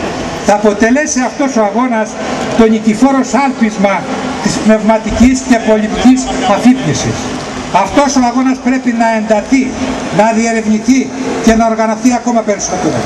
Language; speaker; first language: Greek; native; Greek